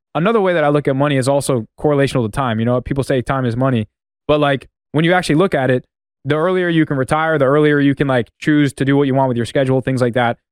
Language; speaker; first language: English; native; English